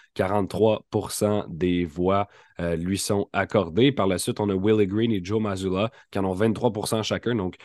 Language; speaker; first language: French; native; French